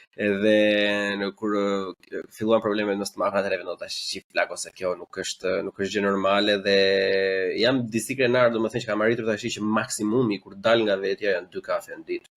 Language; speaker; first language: Albanian; native; Albanian